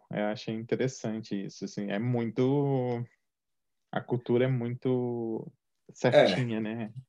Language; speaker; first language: Portuguese; native; Portuguese